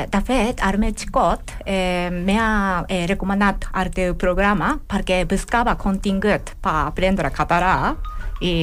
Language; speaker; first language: Catalan; non-native, learner; Japanese